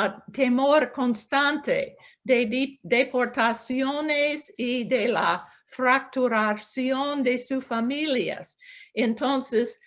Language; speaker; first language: Spanish; non-native, local second language; English